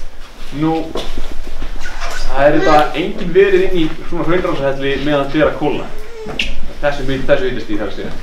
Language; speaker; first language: Icelandic; native; Icelandic